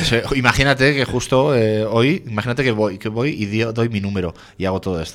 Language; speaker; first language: Spanish; native; Spanish